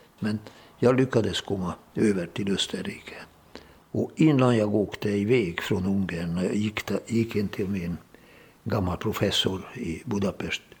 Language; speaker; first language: Swedish; non-native, fluent; Hungarian